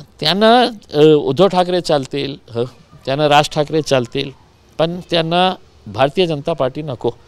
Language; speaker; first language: Marathi; non-native, local second language; Urdu